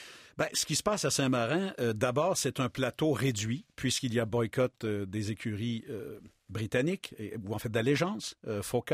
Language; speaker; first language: French; native; French